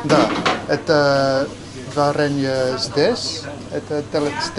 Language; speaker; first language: Russian; non-native, learner; English